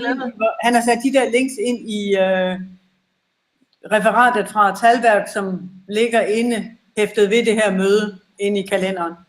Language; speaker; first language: Danish; native; Danish